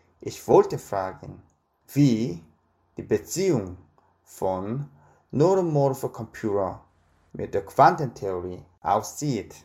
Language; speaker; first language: German; non-native, fluent; Korean